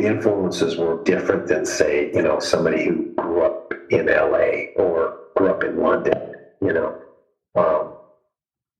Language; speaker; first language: English; native; English